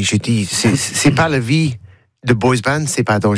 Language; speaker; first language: French; non-native, learner; English